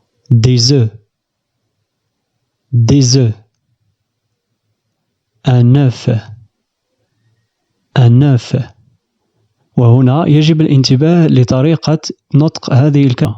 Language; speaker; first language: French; non-native, fluent; Arabic